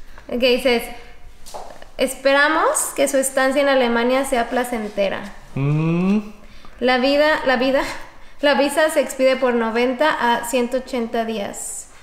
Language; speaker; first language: Spanish; native; Spanish